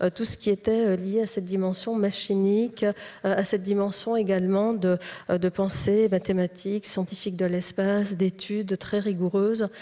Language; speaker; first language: French; native; French